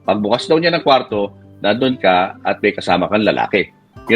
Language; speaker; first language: Filipino; native; Filipino